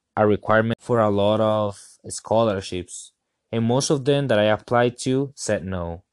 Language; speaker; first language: English; non-native, fluent; Spanish